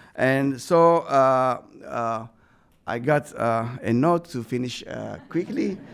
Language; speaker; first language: English; non-native, fluent; Amharic